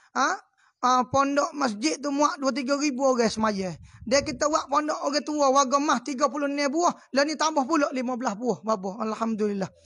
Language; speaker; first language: Malay; native; Malay